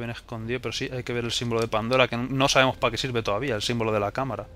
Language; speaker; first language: Spanish; native; Spanish